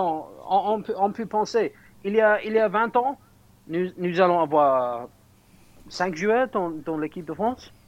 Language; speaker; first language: French; non-native, fluent; English